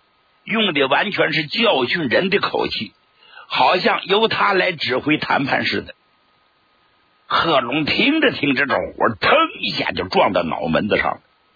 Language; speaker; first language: Chinese; native; Chinese